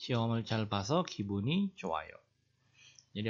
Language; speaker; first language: Korean; non-native, fluent; Indonesian